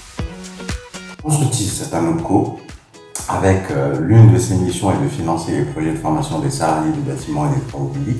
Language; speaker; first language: French; native; French